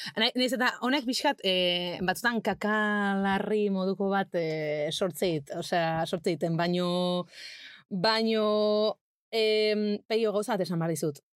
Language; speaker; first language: Basque; non-native, local second language; Spanish